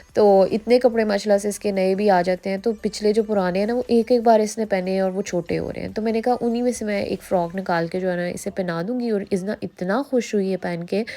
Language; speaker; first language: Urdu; early bilingual, heritage; Urdu